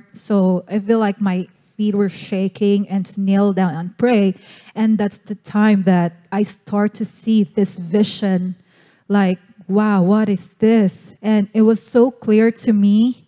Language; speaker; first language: English; non-native, local second language; Cebuano